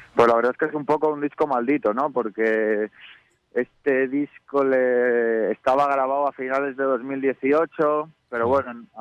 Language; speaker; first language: Spanish; native; Spanish